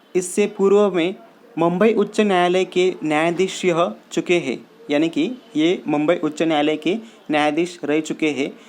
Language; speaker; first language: Hindi; non-native, local second language; Marathi